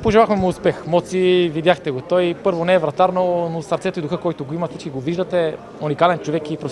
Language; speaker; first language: Bulgarian; native; Bulgarian